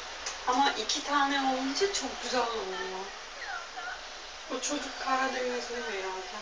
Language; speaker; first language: Turkish; non-native, learner; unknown